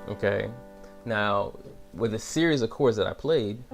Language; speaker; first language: English; native; English